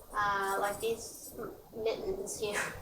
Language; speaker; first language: English; native; English